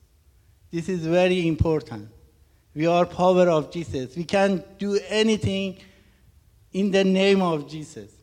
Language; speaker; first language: English; non-native, learner; Persian